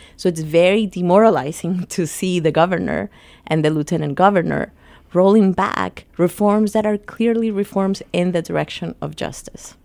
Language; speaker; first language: English; early bilingual, other home language; Spanish